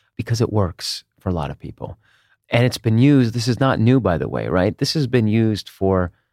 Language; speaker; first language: English; early bilingual, other home language; Hebrew